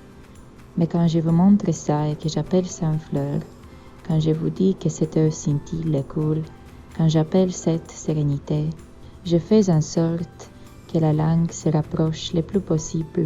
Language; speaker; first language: French; non-native, fluent; Romanian